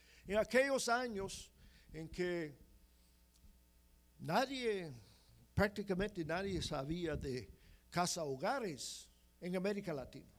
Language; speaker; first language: Spanish; non-native, fluent; English